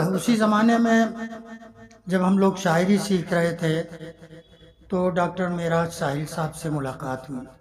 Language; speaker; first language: Urdu; native; Urdu